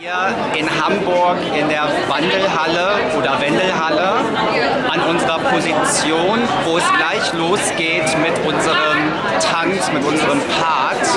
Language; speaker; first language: German; native; German